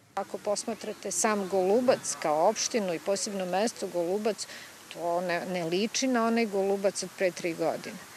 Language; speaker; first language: Serbian; native; Serbian